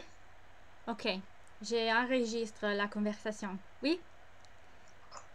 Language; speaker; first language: French; non-native, learner; English